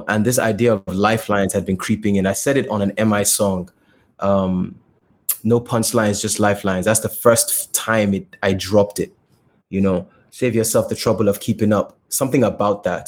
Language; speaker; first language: English; non-native, local second language; Yoruba